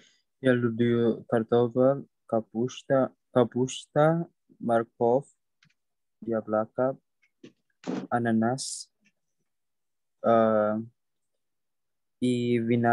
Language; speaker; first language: Russian; non-native, learner; Indonesian